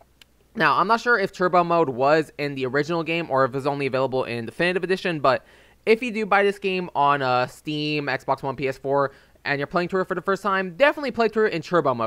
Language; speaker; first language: English; native; English